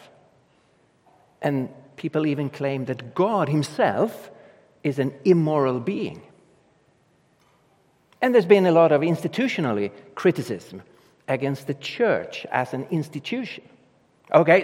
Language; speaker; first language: English; non-native, fluent; Swedish